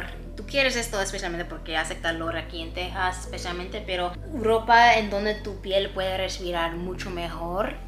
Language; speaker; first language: Spanish; non-native, fluent; English